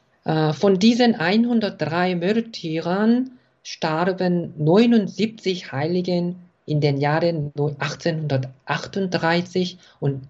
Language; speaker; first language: German; non-native, fluent; Korean